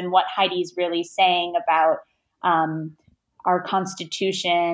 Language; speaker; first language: English; native; English